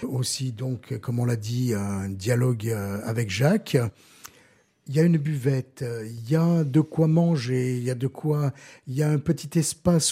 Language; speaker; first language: French; native; French